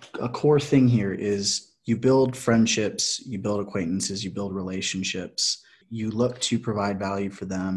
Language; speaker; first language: English; native; English